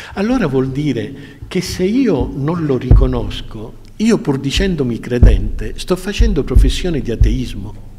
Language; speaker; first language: Italian; native; Italian